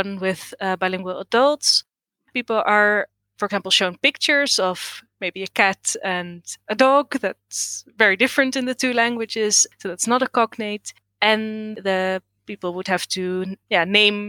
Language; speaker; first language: English; non-native, fluent; Dutch